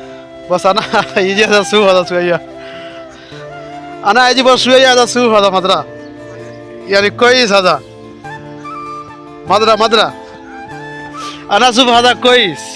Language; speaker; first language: Arabic; non-native, learner; Bangla